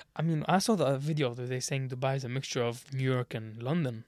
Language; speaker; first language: English; early bilingual, other home language; Arabic